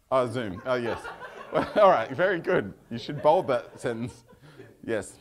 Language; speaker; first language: English; native; English